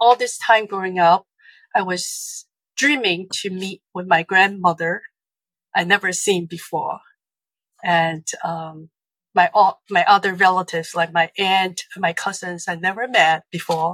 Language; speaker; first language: English; non-native, fluent; Chinese